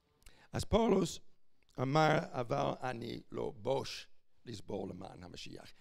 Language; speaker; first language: Hebrew; non-native, fluent; English